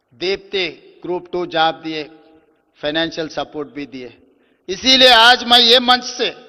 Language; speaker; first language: Hindi; non-native, local second language; Telugu